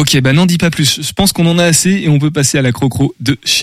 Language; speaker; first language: French; native; French